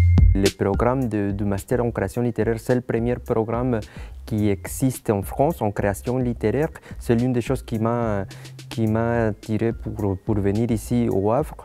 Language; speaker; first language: French; non-native, fluent; Spanish